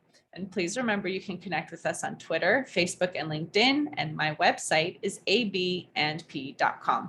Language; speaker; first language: English; native; English